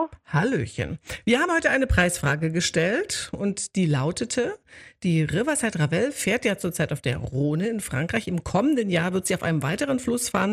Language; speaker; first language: German; native; German